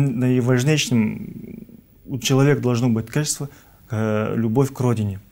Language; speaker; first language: Russian; non-native, local second language; Kazakh